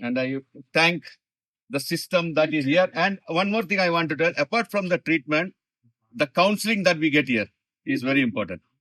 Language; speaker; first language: English; non-native, local second language; Malayalam